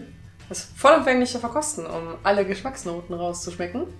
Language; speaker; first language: German; native; German